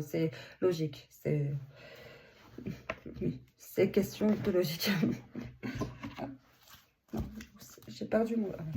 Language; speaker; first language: French; native; French